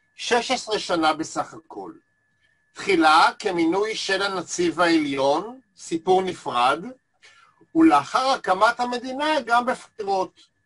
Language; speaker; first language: Hebrew; native; Hebrew